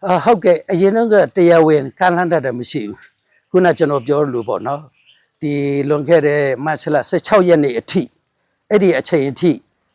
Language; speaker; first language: Burmese; non-native, local second language; Mon